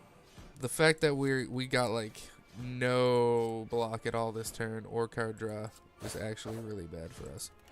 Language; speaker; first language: English; native; English